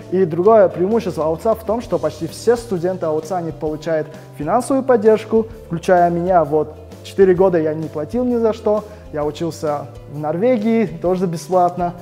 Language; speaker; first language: Russian; non-native, local second language; Uzbek